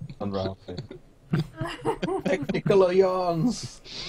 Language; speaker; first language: English; native; English